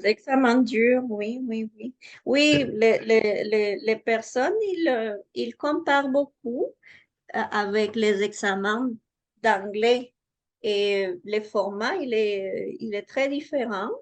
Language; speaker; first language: French; non-native, fluent; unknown